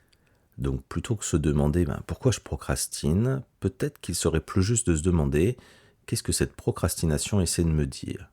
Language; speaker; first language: French; native; French